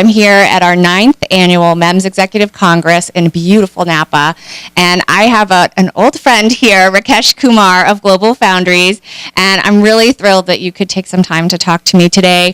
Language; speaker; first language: English; native; English